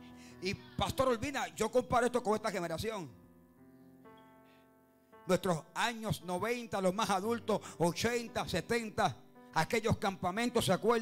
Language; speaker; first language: Spanish; native; Spanish